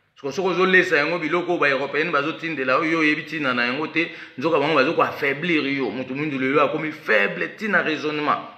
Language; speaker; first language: Lingala; native; Lingala